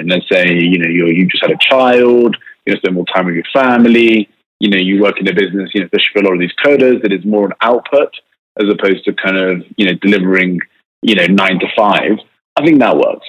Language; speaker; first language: English; native; English